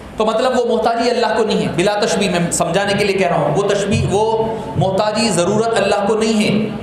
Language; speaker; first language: Urdu; native; Urdu